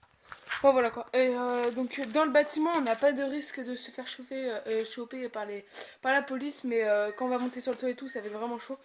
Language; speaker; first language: French; native; French